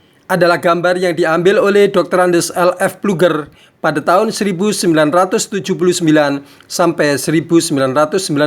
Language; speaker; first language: Indonesian; native; Indonesian